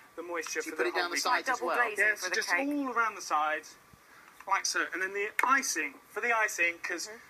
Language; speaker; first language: English; native; English